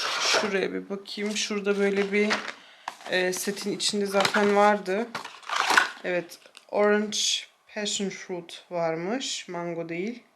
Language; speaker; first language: Turkish; early bilingual, heritage; Turkish